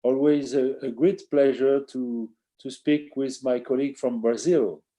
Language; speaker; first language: English; non-native, fluent; French